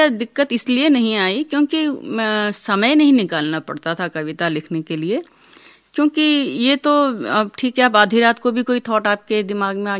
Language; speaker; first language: Hindi; native; Hindi